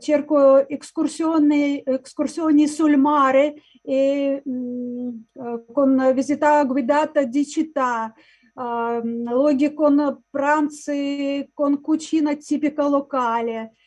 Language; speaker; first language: Italian; non-native, learner; Russian